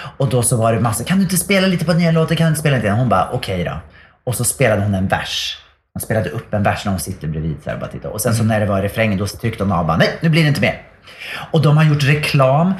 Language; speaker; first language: Swedish; native; Swedish